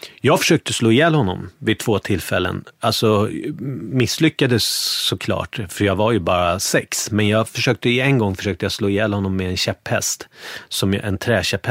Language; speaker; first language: Swedish; native; Swedish